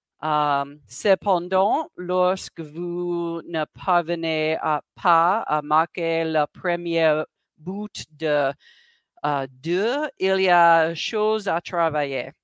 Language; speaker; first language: French; non-native, learner; English